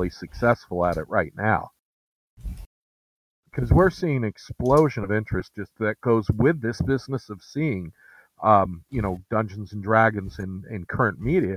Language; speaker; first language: English; native; English